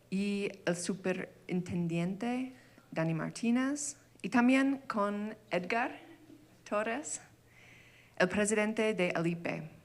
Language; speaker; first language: Spanish; non-native, fluent; English